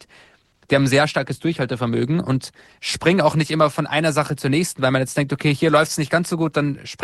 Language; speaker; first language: German; native; German